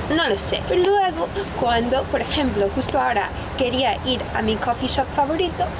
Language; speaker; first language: Spanish; non-native, fluent; English